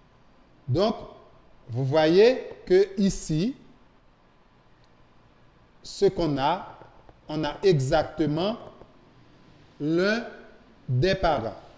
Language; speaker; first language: French; non-native, local second language; Haitian Creole